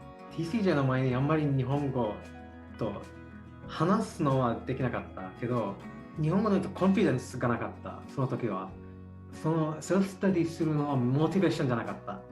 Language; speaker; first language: Japanese; non-native, learner; English